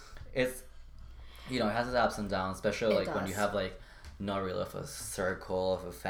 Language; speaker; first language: English; non-native, fluent; Spanish